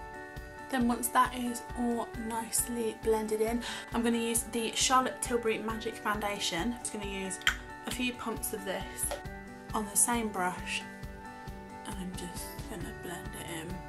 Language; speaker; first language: English; native; English